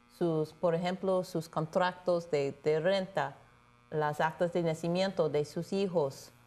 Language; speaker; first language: Spanish; non-native, fluent; English